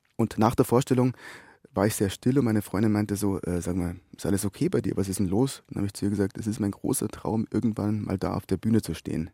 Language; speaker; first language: German; native; German